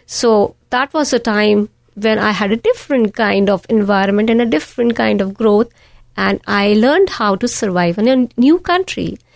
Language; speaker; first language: English; non-native, local second language; Hindi